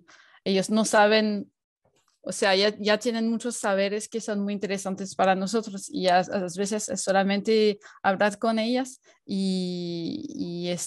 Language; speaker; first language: Spanish; non-native, fluent; French